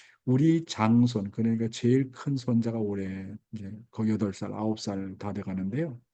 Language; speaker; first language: Korean; native; Korean